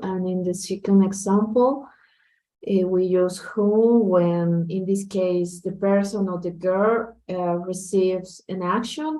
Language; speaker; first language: English; non-native, learner; Spanish